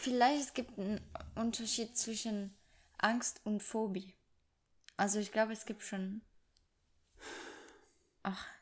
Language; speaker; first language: German; non-native, fluent; French